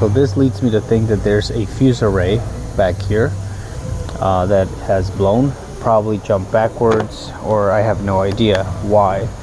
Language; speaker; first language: English; native; English